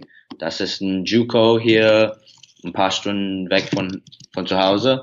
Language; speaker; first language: German; early bilingual, heritage; English